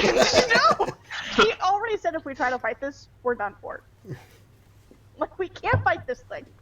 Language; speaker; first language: English; native; English